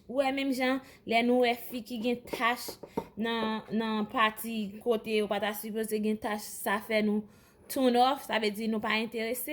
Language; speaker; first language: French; non-native, local second language; Haitian Creole